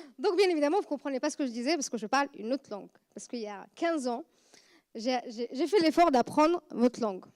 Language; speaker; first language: French; non-native, fluent; Arabic